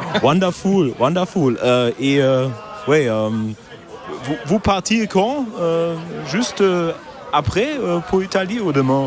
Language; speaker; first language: French; non-native, learner; German